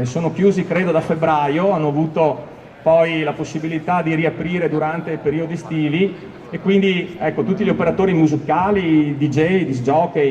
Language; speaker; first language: Italian; native; Italian